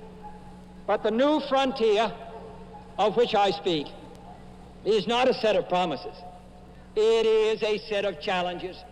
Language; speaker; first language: English; native; English